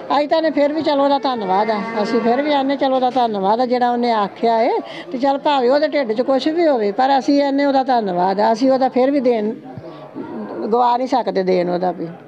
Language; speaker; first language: Punjabi; native; Punjabi